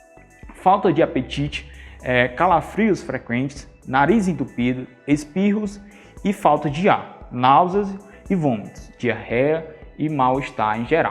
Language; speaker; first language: Portuguese; native; Portuguese